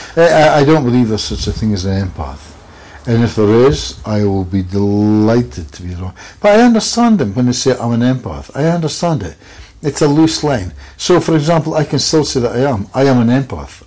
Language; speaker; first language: English; native; English